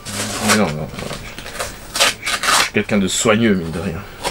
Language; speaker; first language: French; native; French